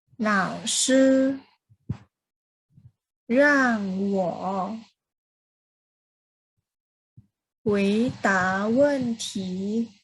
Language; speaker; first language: Chinese; non-native, fluent; Thai